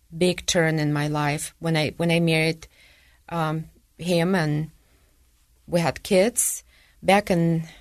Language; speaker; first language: English; non-native, fluent; Ukrainian